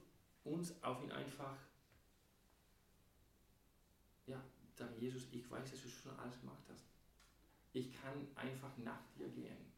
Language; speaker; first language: German; non-native, fluent; English